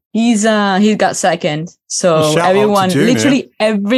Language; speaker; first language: English; non-native, fluent; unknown